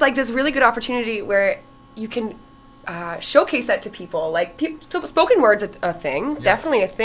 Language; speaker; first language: English; native; English